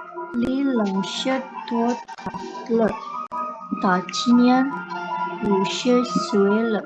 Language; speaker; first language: Chinese; non-native, learner; Indonesian